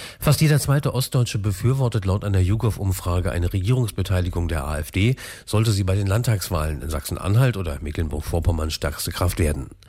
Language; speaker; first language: German; native; German